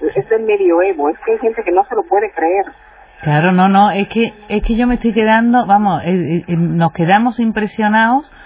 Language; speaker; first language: Spanish; native; Spanish